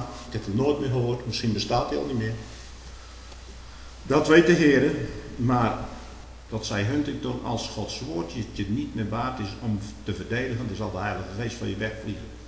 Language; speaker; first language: Dutch; native; Dutch